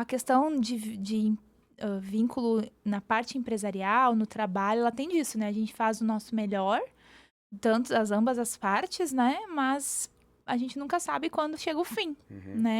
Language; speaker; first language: Portuguese; native; Portuguese